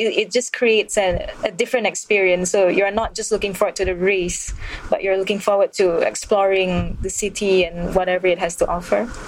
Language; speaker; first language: English; non-native, local second language; Malay